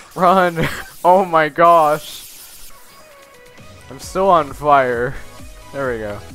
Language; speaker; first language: English; native; English